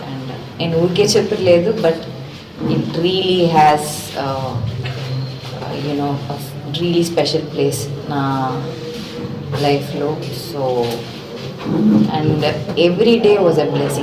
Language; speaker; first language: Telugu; non-native, local second language; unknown